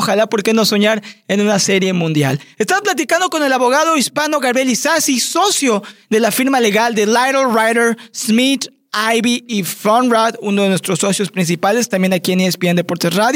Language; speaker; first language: Spanish; native; Spanish